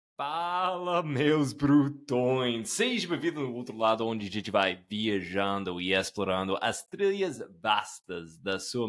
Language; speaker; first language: Portuguese; non-native, fluent; English